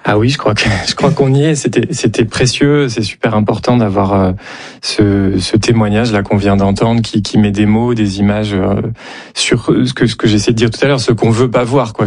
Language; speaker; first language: French; native; French